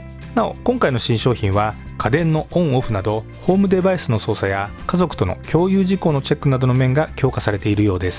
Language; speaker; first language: Japanese; native; Japanese